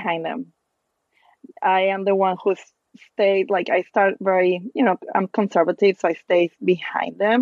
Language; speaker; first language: English; non-native, fluent; Spanish